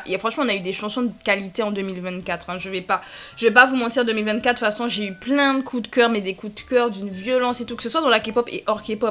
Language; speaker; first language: French; native; French